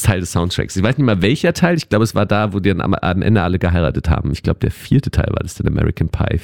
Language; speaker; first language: German; native; German